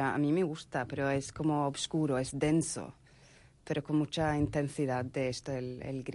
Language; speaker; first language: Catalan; non-native, learner; Swedish